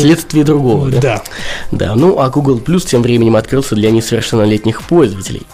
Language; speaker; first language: Russian; native; Russian